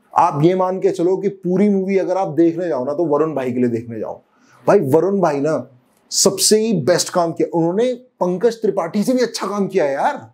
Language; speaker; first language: Hindi; native; Hindi